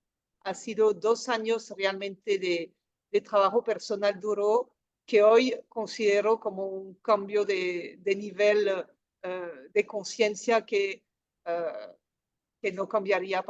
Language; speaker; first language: Spanish; non-native, fluent; French